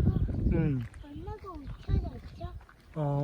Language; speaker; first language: Korean; early bilingual, heritage; Korean